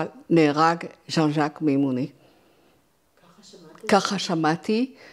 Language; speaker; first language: Hebrew; non-native, fluent; French